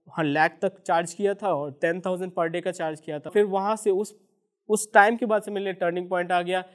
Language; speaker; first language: Hindi; native; Hindi